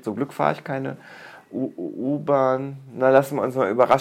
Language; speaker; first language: German; native; German